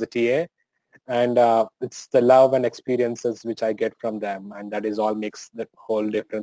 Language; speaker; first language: English; non-native, local second language; Telugu